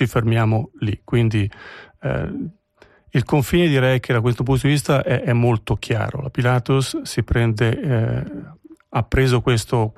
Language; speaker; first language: Italian; native; Italian